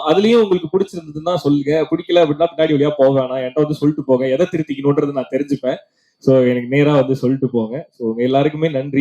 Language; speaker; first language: Tamil; native; Tamil